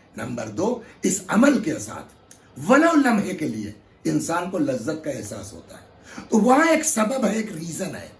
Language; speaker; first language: Urdu; native; Urdu